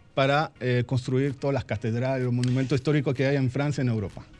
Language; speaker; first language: Spanish; early bilingual, heritage; Spanish